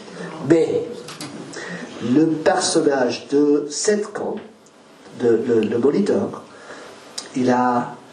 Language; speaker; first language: French; non-native, learner; Spanish